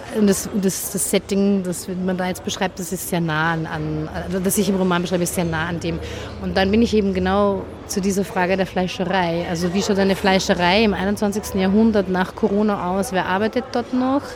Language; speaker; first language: German; non-native, local second language; Slovenian